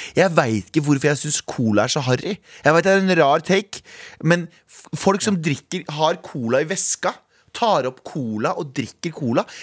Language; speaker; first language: Norwegian; early bilingual, other home language; Kurdish